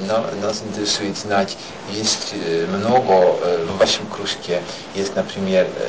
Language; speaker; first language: Russian; non-native, learner; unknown